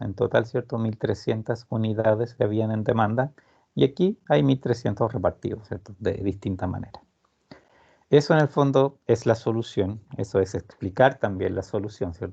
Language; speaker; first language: Spanish; native; Spanish